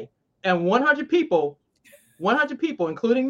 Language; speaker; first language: English; native; English